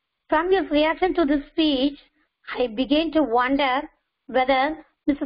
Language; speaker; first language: English; non-native, local second language; Tamil